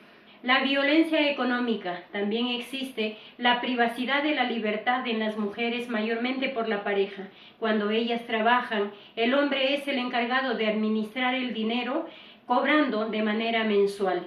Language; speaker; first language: Spanish; native; Spanish